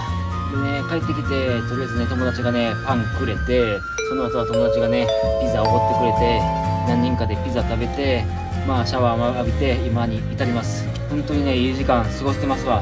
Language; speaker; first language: Japanese; native; Japanese